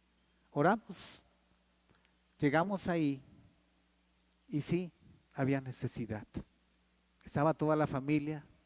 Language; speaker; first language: Spanish; native; Spanish